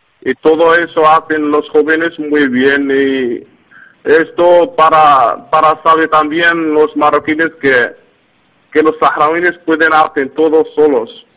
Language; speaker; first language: Spanish; non-native, learner; Arabic